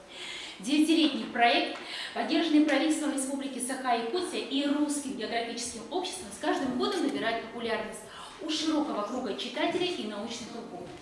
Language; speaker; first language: Russian; native; Russian